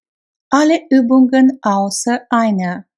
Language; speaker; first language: German; non-native, fluent; Russian